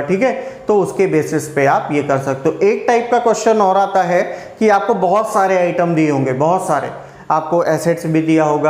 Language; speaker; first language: Hindi; native; Hindi